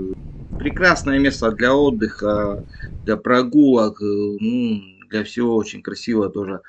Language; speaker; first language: Russian; native; Russian